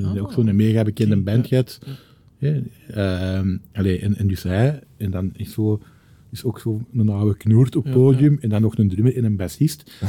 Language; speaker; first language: Dutch; native; Dutch